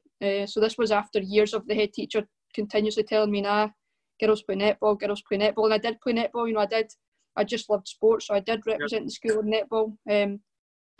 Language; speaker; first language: English; native; English